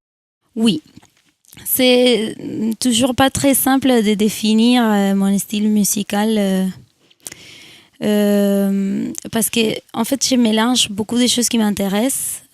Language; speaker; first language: French; non-native, fluent; Spanish